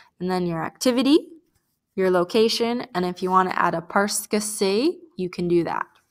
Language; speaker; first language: English; native; English